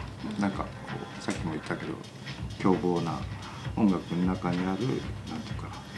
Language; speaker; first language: Japanese; native; Japanese